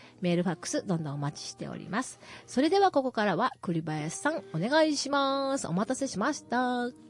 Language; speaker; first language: Japanese; native; Japanese